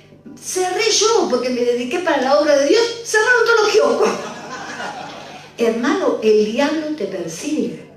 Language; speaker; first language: Spanish; native; Spanish